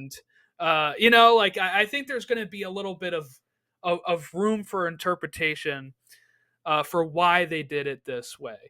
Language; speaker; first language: English; native; English